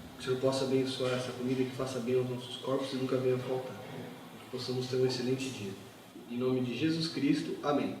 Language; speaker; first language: Portuguese; native; Portuguese